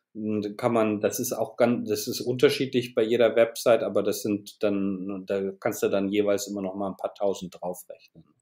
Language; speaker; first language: German; native; German